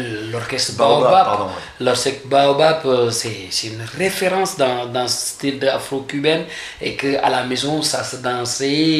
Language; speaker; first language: French; non-native, local second language; Wolof